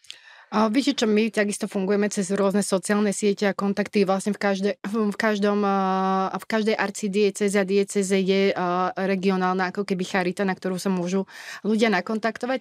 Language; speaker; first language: Slovak; native; Slovak